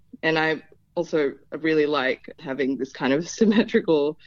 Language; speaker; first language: English; non-native, local second language; Filipino